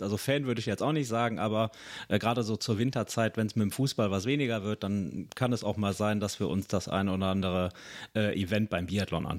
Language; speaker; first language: German; native; German